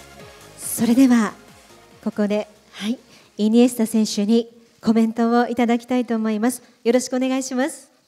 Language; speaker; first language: Japanese; native; Japanese